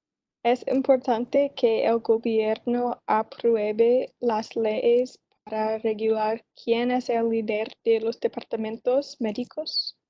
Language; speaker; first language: Spanish; non-native, learner; English